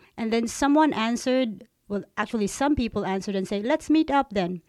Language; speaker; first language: English; non-native, local second language; Cebuano